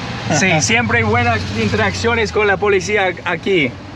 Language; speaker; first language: Spanish; non-native, learner; English